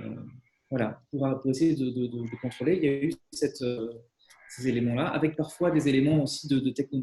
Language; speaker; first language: French; native; French